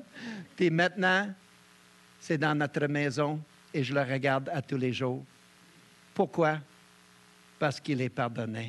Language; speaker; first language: French; native; French